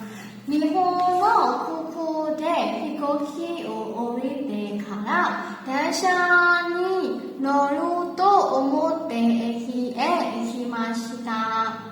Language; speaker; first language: Japanese; non-native, learner; Burmese